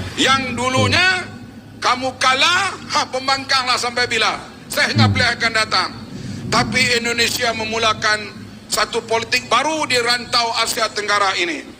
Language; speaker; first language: Malay; native; Malay